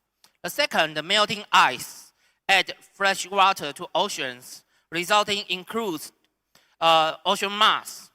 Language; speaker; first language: English; non-native, learner; Indonesian